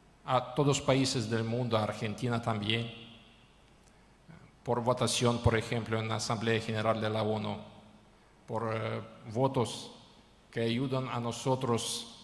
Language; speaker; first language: Spanish; non-native, fluent; Ukrainian